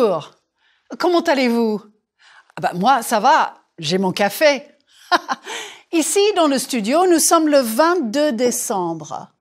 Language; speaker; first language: French; non-native, fluent; English